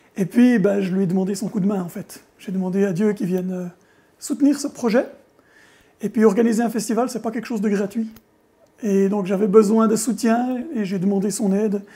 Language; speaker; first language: French; native; French